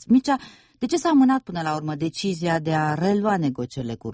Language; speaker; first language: Romanian; native; Romanian